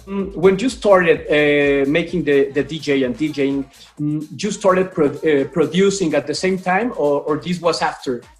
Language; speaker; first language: English; non-native, fluent; Spanish